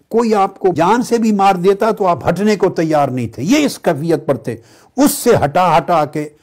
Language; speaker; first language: Urdu; native; Urdu